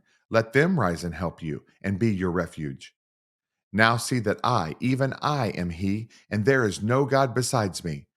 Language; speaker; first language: English; native; English